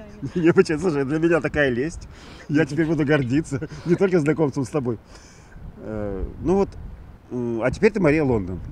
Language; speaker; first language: Russian; native; Russian